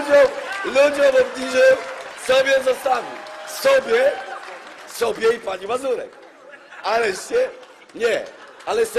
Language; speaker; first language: Polish; native; Polish